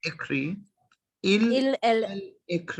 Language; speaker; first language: French; non-native, learner; Hindi